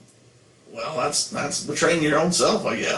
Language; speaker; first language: English; native; English